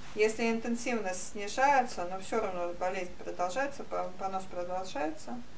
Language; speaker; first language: Russian; native; Russian